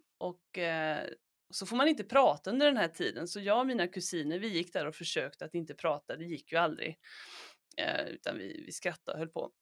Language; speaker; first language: Swedish; native; Swedish